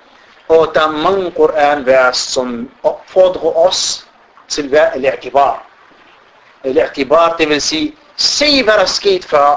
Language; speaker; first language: Danish; non-native, fluent; Arabic